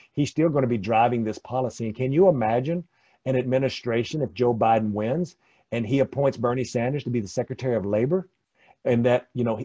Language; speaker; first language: English; native; English